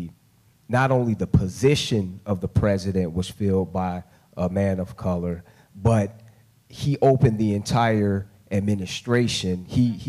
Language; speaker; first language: English; native; English